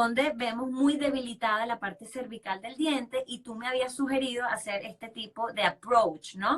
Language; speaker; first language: Spanish; native; Spanish